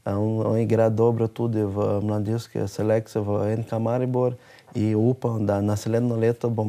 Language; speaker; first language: Slovenian; non-native, learner; Portuguese